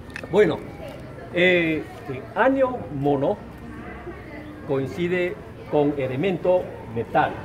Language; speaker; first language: Spanish; non-native, fluent; Chinese